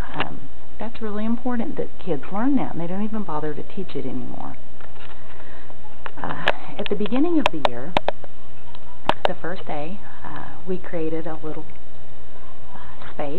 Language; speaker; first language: English; native; English